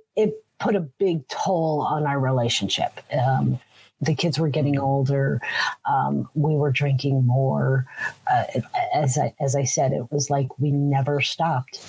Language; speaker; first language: English; native; English